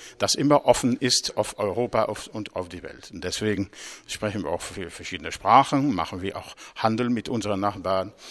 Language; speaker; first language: German; non-native, local second language; Dutch